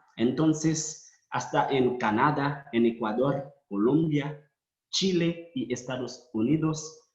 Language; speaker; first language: Spanish; non-native, fluent; Haitian Creole